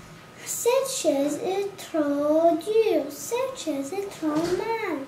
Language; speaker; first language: French; non-native, learner; English